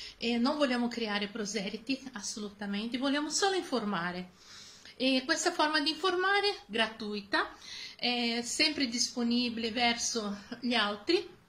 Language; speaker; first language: Italian; non-native, fluent; Portuguese